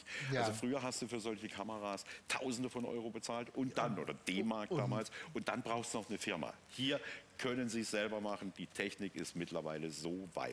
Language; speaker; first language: German; native; German